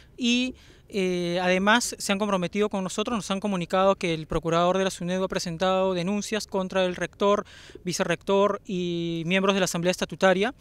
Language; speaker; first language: Spanish; native; Spanish